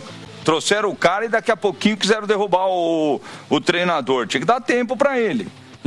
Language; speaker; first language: Portuguese; native; Portuguese